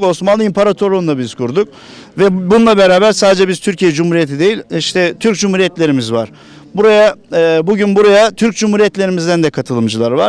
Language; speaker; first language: Turkish; native; Turkish